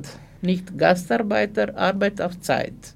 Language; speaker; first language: German; non-native, learner; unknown